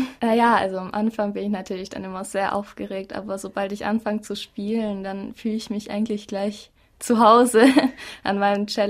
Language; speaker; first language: German; native; German